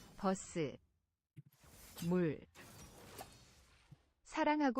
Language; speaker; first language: Korean; non-native, learner; English